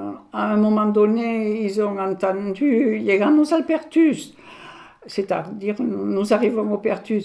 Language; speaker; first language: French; early bilingual, other home language; Spanish